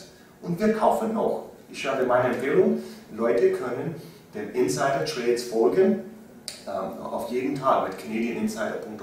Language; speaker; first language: German; non-native, learner; English